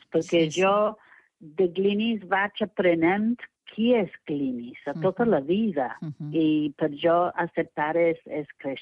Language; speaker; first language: Catalan; non-native, fluent; English